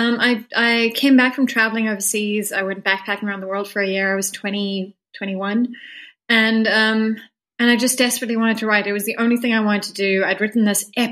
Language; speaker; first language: English; native; English